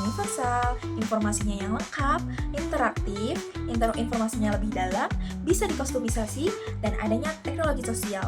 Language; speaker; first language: Indonesian; native; Indonesian